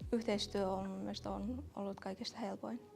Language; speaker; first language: Finnish; non-native, fluent; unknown